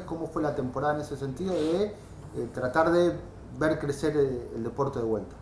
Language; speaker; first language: Spanish; native; Spanish